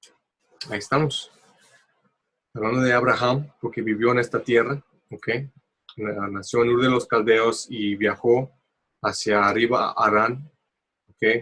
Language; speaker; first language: Spanish; early bilingual, heritage; Spanish